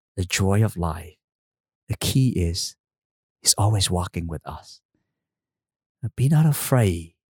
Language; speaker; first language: English; non-native, fluent; Vietnamese